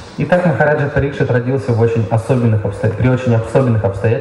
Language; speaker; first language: Russian; native; Russian